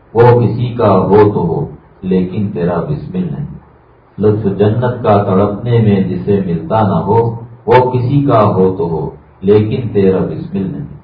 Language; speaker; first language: Urdu; native; Urdu